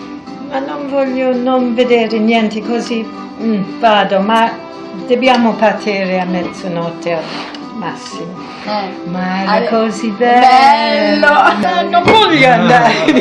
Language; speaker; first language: Italian; non-native, fluent; English